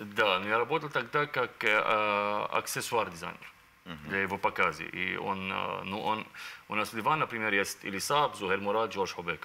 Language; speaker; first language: Russian; non-native, learner; Arabic